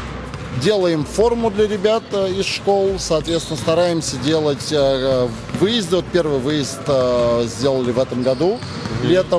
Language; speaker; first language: Russian; native; Russian